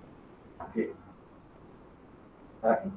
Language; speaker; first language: Spanish; native; Spanish